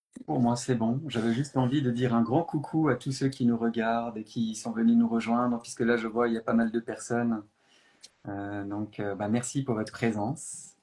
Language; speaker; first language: French; native; French